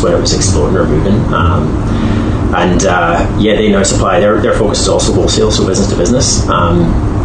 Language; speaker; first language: English; native; English